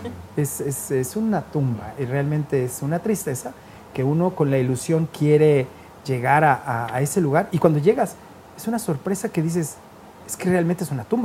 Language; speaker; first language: Spanish; native; Spanish